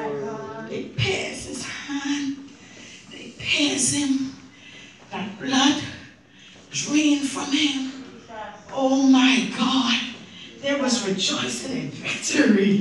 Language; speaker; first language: English; native; English